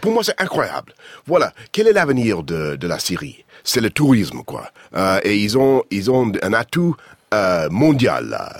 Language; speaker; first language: French; non-native, fluent; English